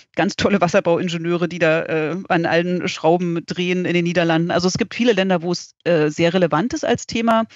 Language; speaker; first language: German; native; German